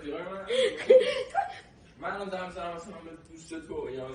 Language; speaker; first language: Persian; native; Persian